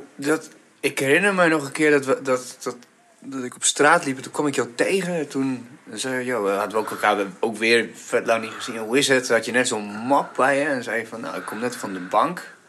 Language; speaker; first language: Dutch; early bilingual, other home language; Bulgarian